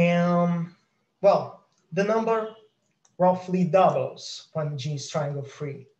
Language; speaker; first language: English; non-native, fluent; Portuguese